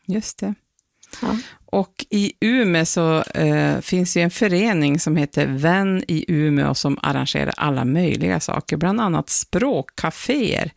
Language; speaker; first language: Swedish; native; Swedish